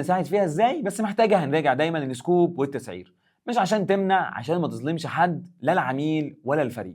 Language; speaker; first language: Arabic; native; Arabic